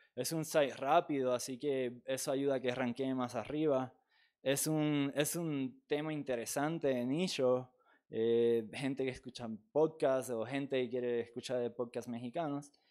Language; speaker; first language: Spanish; native; Spanish